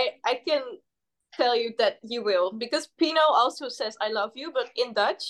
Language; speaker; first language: English; non-native, fluent; Dutch